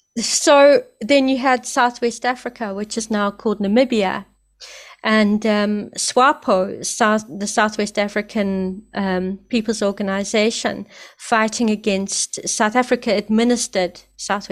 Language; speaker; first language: English; native; English